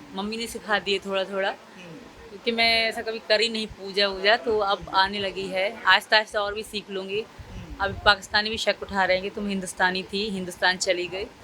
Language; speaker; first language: Urdu; non-native, local second language; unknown